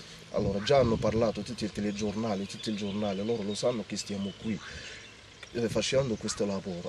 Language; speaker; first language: Italian; non-native, learner; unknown